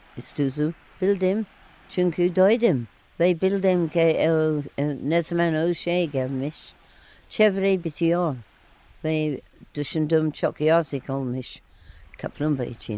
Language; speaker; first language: Turkish; non-native, learner; English